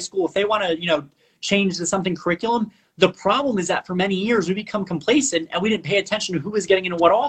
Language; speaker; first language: English; non-native, fluent; Spanish